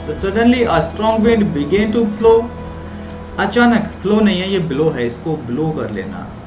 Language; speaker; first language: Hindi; native; Hindi